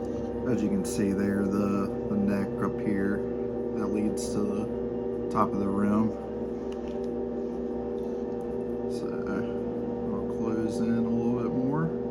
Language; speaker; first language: English; native; English